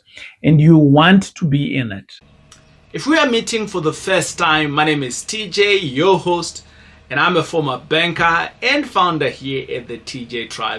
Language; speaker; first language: English; non-native, local second language; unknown